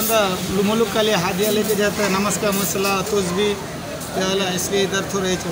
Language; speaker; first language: Hindi; non-native, learner; Bangla